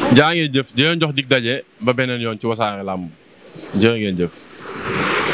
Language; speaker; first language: Wolof; native; Wolof